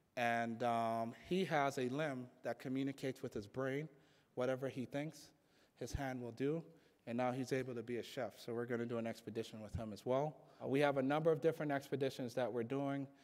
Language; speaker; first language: English; native; English